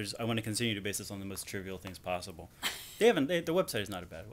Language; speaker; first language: English; native; English